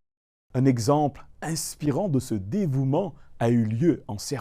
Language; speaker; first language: French; native; French